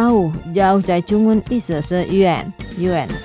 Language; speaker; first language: Chinese; non-native, fluent; Indonesian